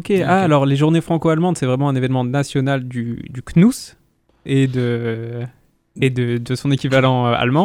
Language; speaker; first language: French; native; French